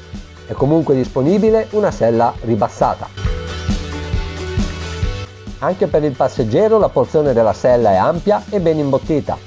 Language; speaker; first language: Italian; native; Italian